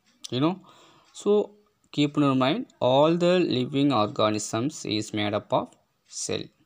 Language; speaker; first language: English; non-native, local second language; Tamil